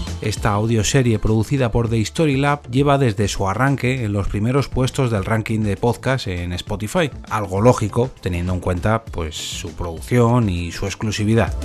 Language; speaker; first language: Spanish; native; Spanish